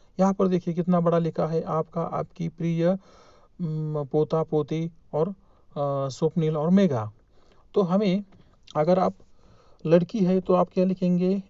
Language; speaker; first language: Hindi; non-native, local second language; Marathi